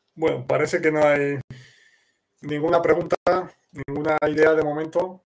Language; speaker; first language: Spanish; native; Spanish